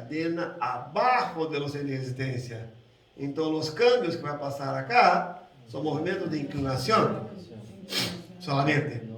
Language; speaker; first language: Spanish; non-native, learner; Portuguese